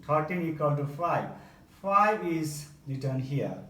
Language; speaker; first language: English; non-native, local second language; Nepali